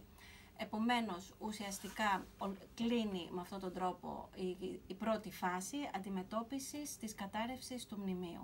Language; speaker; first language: Greek; native; Greek